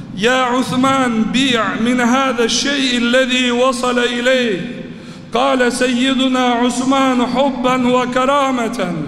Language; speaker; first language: Arabic; non-native, fluent; Turkish